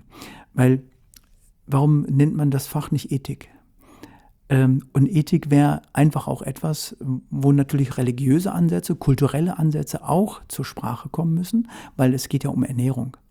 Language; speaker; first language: German; native; German